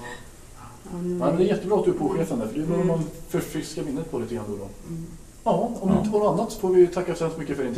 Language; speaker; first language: Swedish; native; Swedish